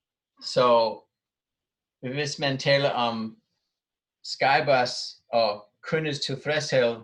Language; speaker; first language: Danish; non-native, fluent; English